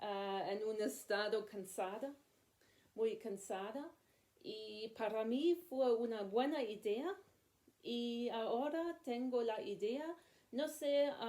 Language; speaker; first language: Spanish; non-native, learner; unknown